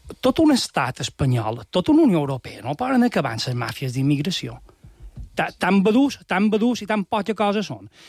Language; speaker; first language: Catalan; native; Catalan